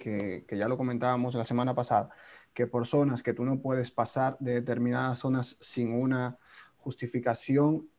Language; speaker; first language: Spanish; native; Spanish